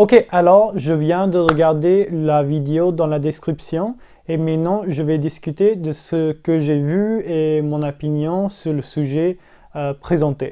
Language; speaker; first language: French; non-native, learner; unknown